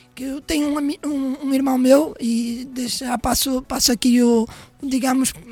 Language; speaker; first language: Portuguese; native; Portuguese